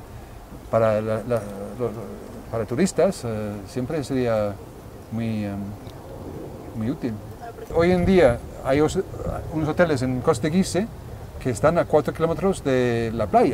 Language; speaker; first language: Spanish; non-native, fluent; English